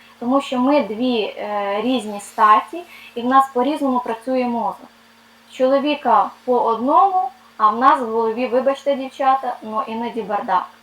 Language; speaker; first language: Ukrainian; non-native, local second language; Russian